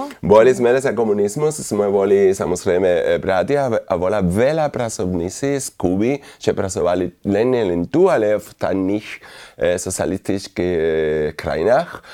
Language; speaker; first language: Slovak; non-native, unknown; Spanish